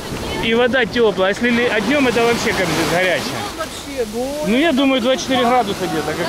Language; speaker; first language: Russian; native; Russian